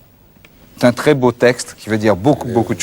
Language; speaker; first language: French; native; French